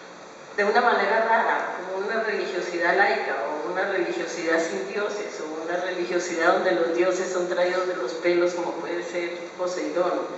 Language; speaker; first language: Spanish; native; Spanish